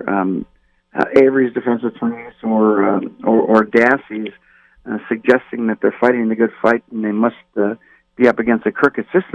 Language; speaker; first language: English; native; English